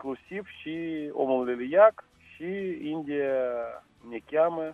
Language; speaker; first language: Romanian; non-native, local second language; Russian